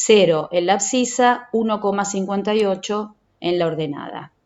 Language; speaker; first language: Spanish; native; Spanish